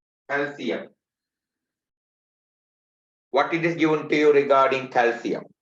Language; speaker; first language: English; non-native, local second language; Tamil